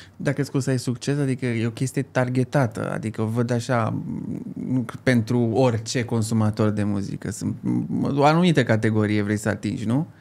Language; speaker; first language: Romanian; native; Romanian